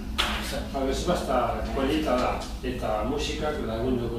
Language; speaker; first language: Basque; non-native, learner; Spanish